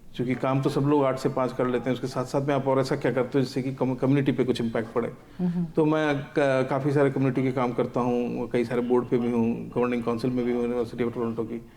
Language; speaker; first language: Hindi; native; Hindi